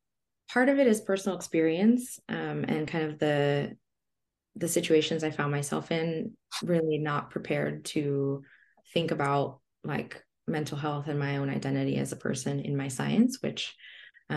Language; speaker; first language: English; early bilingual, other home language; Spanish